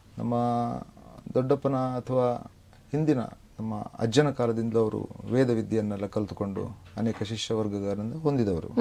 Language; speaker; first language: Kannada; non-native, local second language; Tulu